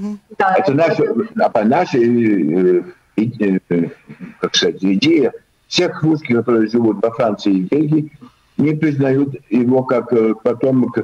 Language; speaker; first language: Russian; early bilingual, heritage; Russian